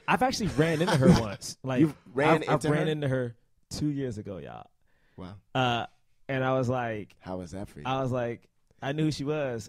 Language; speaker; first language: English; native; English